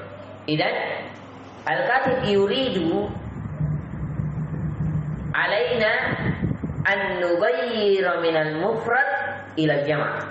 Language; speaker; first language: Arabic; non-native, fluent; Indonesian